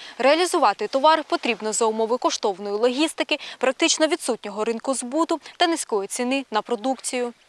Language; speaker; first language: Ukrainian; native; Ukrainian